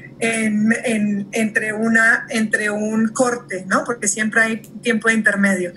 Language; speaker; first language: Spanish; early bilingual, heritage; Spanish